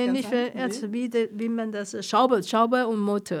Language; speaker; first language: German; non-native, fluent; Chinese